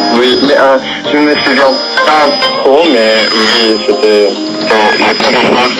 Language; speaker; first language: French; non-native, learner; Korean